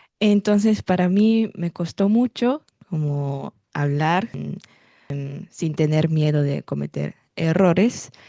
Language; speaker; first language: Spanish; non-native, fluent; Japanese